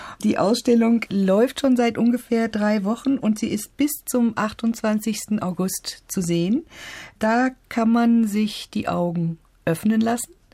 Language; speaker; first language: German; native; German